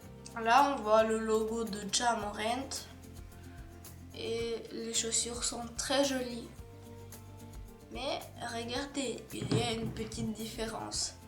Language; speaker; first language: French; non-native, learner; Ukrainian